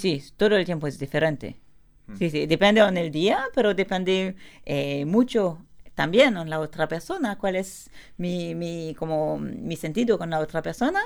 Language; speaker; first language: Spanish; non-native, learner; French